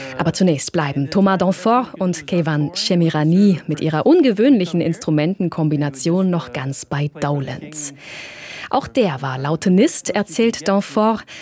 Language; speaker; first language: German; native; German